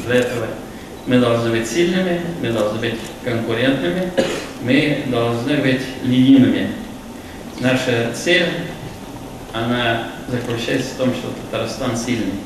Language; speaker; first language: Russian; non-native, local second language; Tatar